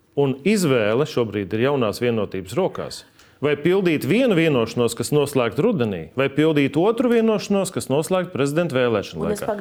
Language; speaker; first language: Latvian; native; Latvian